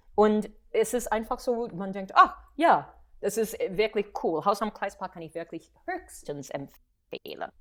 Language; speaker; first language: German; non-native, fluent; English